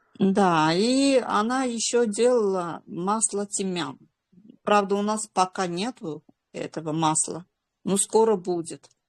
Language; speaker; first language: Russian; non-native, local second language; Azerbaijani